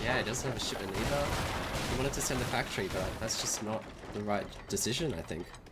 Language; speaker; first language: English; native; English